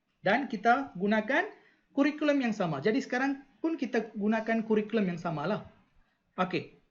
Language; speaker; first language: Malay; non-native, local second language; Tamil